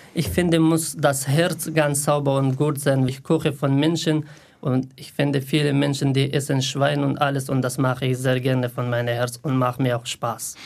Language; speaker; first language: German; non-native, learner; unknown